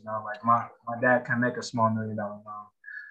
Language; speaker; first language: English; native; English